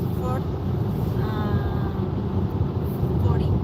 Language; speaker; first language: English; non-native, learner; Spanish